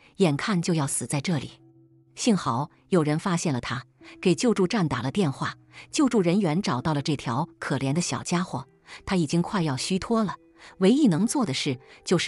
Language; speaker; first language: Chinese; native; Chinese